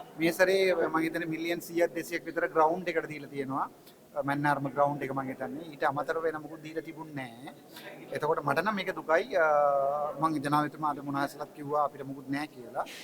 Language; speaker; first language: Sinhala; non-native, local second language; Tamil